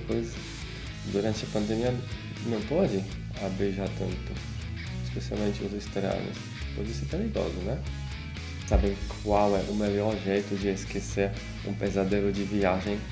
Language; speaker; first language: Portuguese; non-native, fluent; Polish